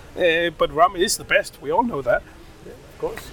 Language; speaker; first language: English; non-native, fluent; Danish